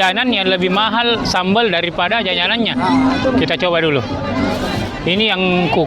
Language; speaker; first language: Indonesian; native; Indonesian